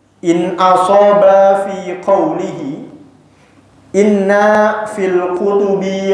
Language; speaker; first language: Arabic; non-native, fluent; Indonesian